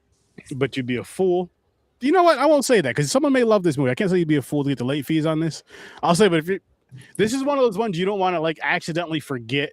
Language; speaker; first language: English; native; English